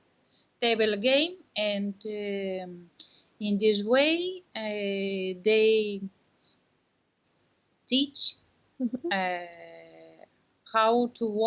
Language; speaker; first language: English; non-native, learner; Spanish